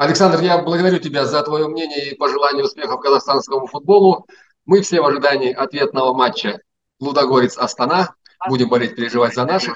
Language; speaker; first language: Russian; native; Russian